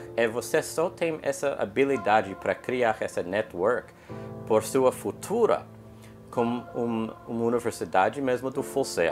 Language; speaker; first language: Portuguese; non-native, learner; English